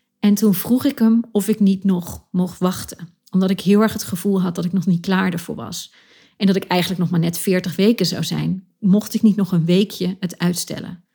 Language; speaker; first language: Dutch; native; Dutch